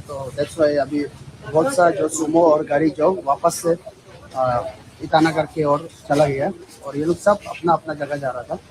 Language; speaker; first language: Hindi; non-native, local second language; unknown